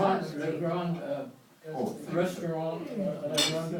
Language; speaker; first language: French; non-native, learner; English